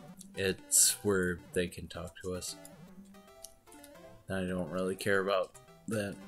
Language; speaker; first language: English; native; English